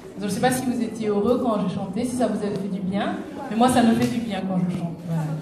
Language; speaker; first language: French; native; French